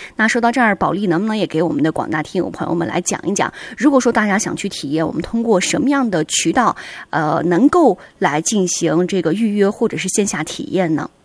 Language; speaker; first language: Chinese; native; Chinese